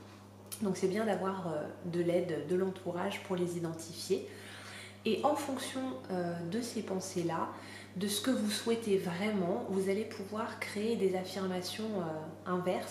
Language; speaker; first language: French; native; French